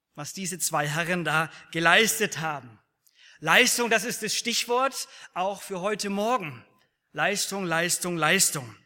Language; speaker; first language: German; native; German